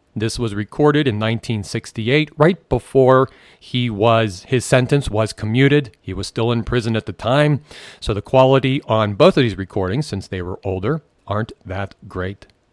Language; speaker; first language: English; native; English